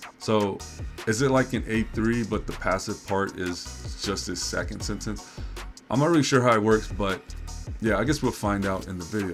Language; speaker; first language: English; native; English